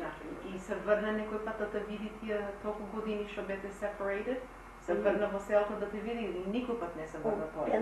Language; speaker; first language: Macedonian; early bilingual, heritage; Macedonian